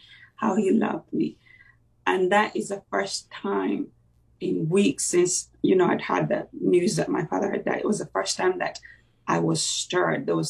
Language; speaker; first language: English; non-native, local second language; Ganda